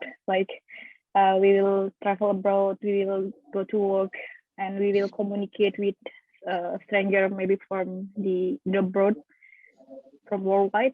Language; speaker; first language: English; non-native, learner; Indonesian